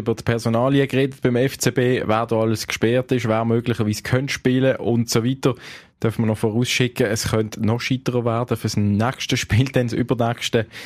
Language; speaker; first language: German; native; German